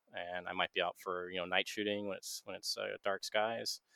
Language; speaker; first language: English; native; English